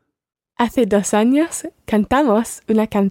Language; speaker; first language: Spanish; non-native, learner; English